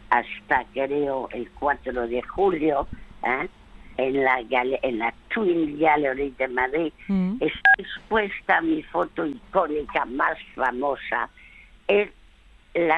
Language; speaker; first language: Spanish; early bilingual, other home language; French